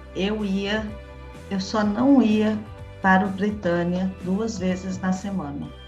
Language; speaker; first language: Portuguese; native; Portuguese